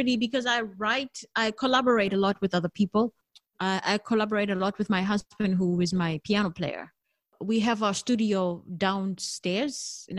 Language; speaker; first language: English; non-native, local second language; Northern Sotho